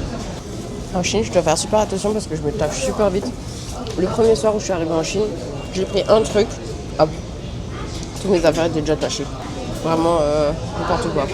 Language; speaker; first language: French; native; French